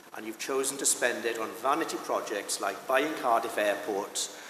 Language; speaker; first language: English; native; English